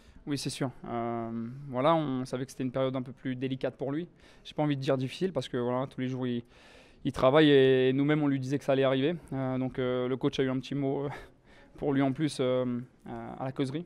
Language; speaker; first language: French; native; French